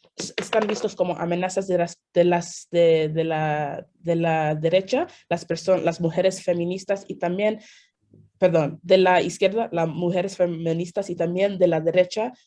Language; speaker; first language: Spanish; non-native, fluent; English